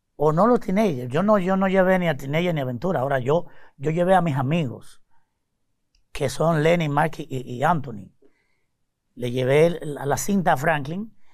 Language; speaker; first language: Spanish; native; Spanish